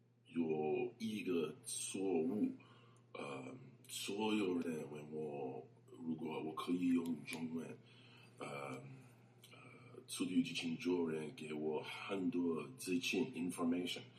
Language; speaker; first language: Chinese; non-native, learner; English